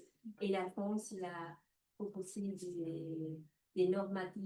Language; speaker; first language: French; non-native, learner; Spanish